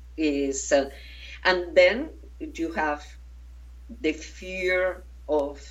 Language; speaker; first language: English; non-native, fluent; Spanish